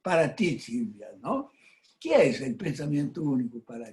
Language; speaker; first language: Spanish; non-native, fluent; Portuguese